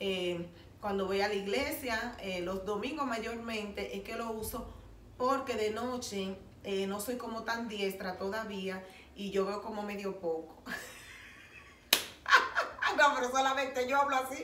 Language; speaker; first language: Spanish; native; Spanish